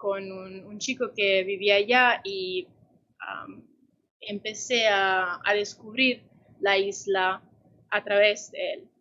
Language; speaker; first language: Spanish; non-native, fluent; Italian